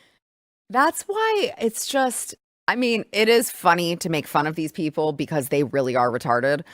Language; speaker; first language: English; native; English